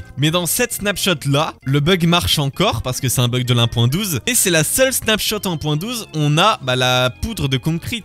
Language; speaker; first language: French; native; French